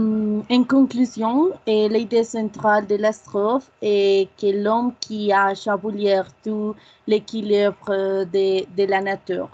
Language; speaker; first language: French; non-native, learner; Spanish